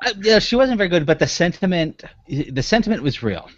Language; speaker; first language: English; native; English